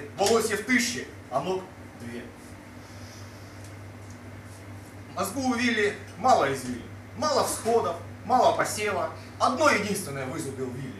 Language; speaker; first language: Russian; native; Russian